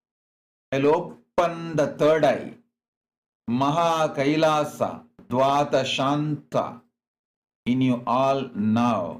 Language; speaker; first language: English; non-native, local second language; Tamil